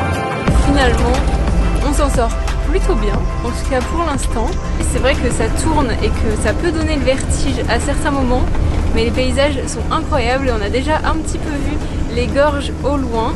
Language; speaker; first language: French; native; French